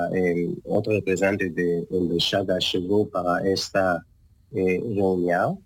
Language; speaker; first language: Portuguese; non-native, learner; Hebrew